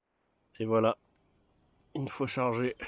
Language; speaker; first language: French; native; French